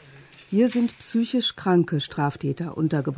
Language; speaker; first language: German; native; German